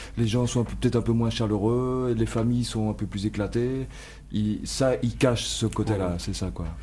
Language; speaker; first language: French; native; French